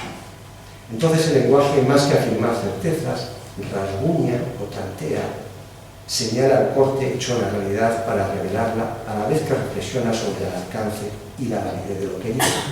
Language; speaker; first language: Spanish; native; Spanish